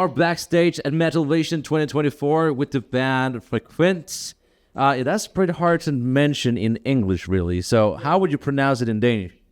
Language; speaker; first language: English; non-native, fluent; Danish